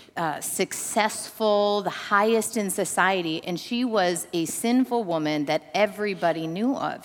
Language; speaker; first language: English; native; English